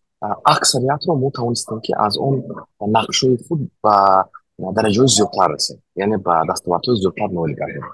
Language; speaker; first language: Tajik; native; Tajik